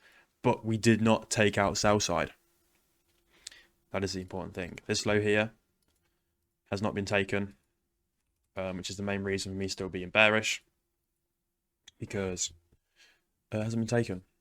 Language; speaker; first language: English; native; English